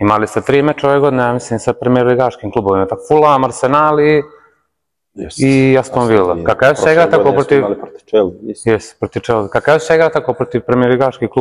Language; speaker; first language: Bosnian; native; Bosnian